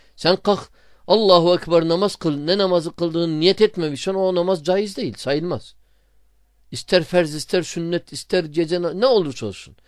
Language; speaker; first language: Turkish; non-native, fluent; Arabic